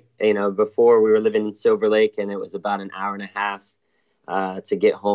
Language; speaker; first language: English; native; English